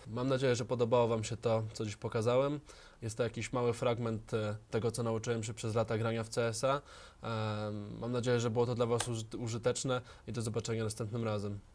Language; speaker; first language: Polish; native; Polish